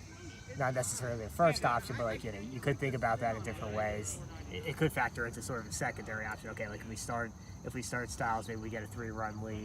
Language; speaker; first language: English; native; English